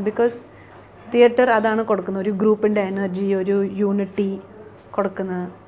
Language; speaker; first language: Malayalam; early bilingual, heritage; Malayalam